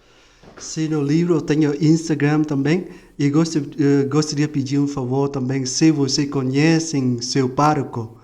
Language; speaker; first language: Portuguese; non-native, fluent; Vietnamese